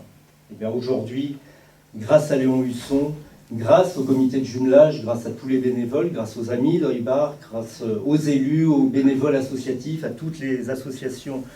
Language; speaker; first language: French; native; French